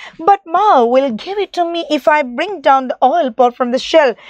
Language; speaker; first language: English; non-native, local second language; Malayalam